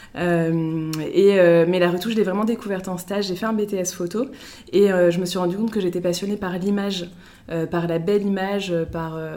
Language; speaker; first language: French; native; French